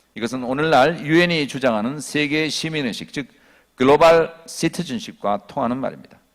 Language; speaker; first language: Korean; native; Korean